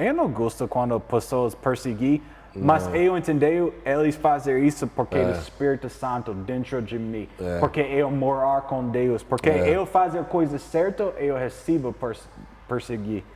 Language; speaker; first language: Portuguese; non-native, learner; English